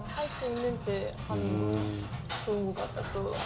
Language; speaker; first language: Korean; non-native, learner; Japanese